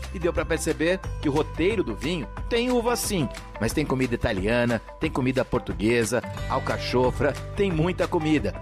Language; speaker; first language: Portuguese; native; Portuguese